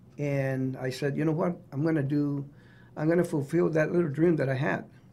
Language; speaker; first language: English; native; English